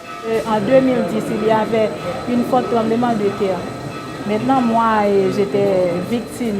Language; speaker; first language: French; non-native, local second language; Haitian Creole